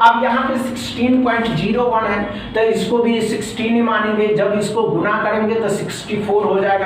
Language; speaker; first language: Hindi; native; Hindi